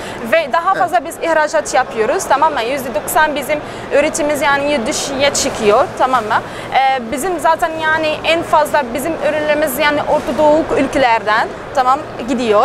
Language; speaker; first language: Turkish; non-native, learner; Arabic